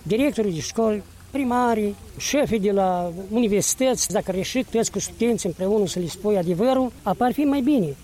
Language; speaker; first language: Romanian; native; Romanian